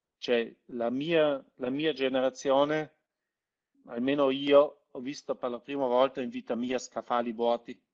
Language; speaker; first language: Italian; non-native, local second language; German